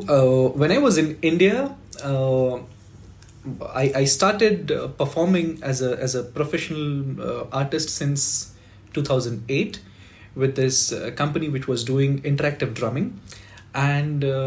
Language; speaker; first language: English; non-native, local second language; Marathi